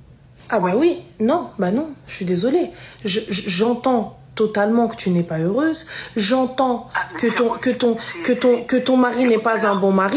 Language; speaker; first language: French; native; French